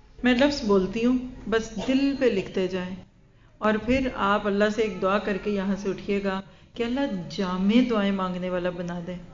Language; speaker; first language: Urdu; native; Urdu